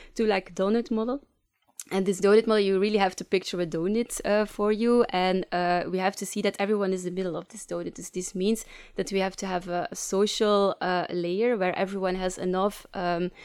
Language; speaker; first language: English; non-native, fluent; Dutch